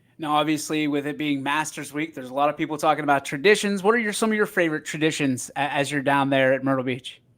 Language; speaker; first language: English; native; English